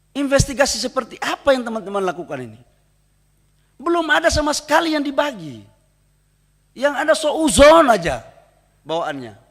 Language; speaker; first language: Indonesian; native; Indonesian